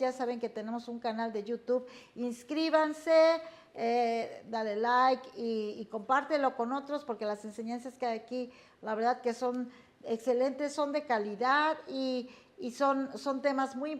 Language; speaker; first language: Spanish; native; Spanish